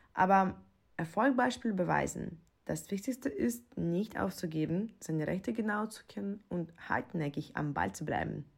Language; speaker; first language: German; non-native, fluent; Ukrainian